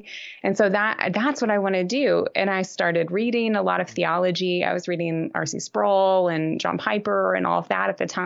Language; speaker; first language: English; native; English